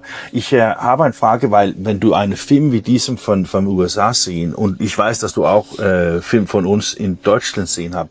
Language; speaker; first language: German; non-native, learner; Danish